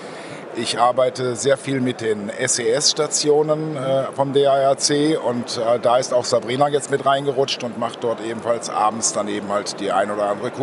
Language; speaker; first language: German; native; German